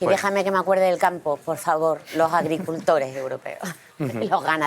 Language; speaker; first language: Spanish; native; Spanish